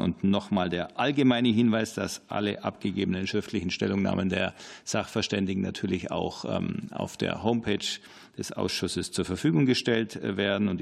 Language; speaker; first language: German; native; German